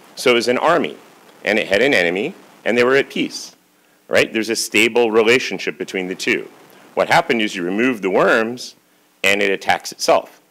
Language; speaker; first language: English; native; English